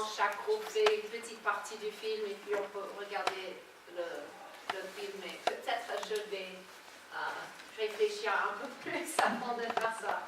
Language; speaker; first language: French; non-native, fluent; English